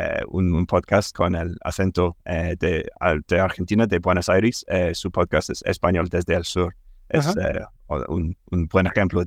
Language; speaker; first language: Spanish; non-native, fluent; English